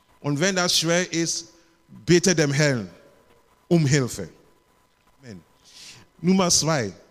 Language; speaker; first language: German; non-native, learner; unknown